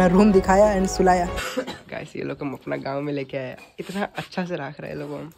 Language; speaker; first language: Hindi; native; Hindi